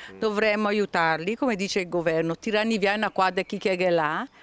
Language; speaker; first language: Italian; non-native, fluent; Bulgarian